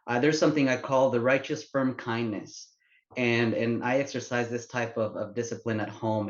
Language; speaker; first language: English; non-native, fluent; Spanish